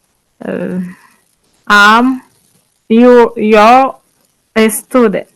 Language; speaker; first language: English; non-native, learner; Haitian Creole